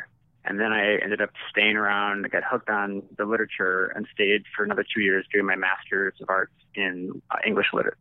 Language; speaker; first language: English; native; English